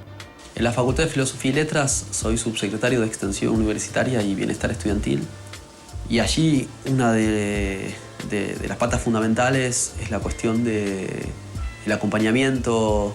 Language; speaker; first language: Spanish; native; Spanish